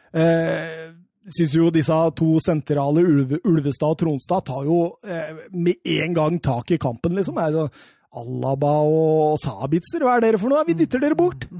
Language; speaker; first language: Norwegian; native; Norwegian